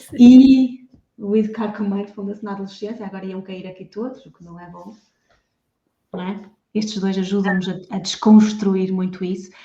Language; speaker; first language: Portuguese; native; Portuguese